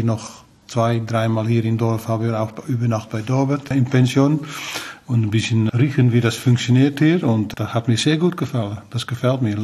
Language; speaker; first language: German; non-native, learner; Dutch